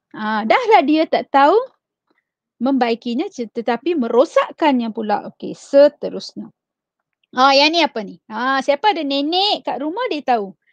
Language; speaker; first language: Malay; non-native, local second language; Tamil